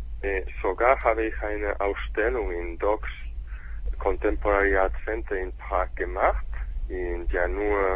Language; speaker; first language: German; non-native, learner; Spanish